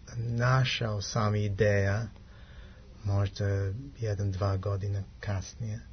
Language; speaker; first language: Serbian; non-native, learner; English